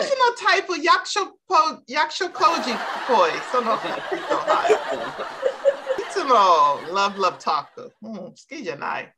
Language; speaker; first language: Japanese; non-native, learner; English